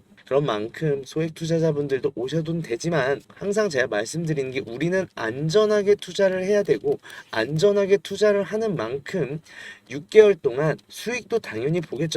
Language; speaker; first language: Korean; native; Korean